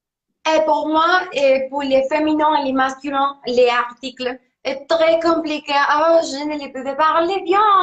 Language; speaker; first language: French; non-native, learner; Spanish